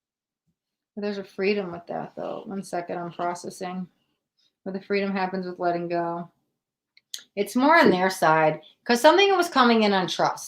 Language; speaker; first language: English; native; English